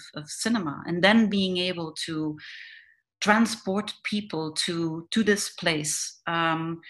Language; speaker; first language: English; non-native, fluent; Dutch